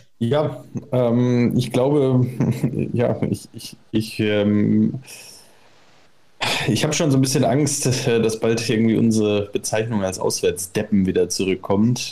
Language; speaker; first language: German; native; German